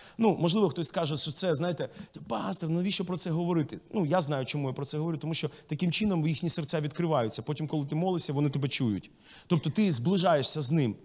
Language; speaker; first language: Ukrainian; non-native, local second language; Russian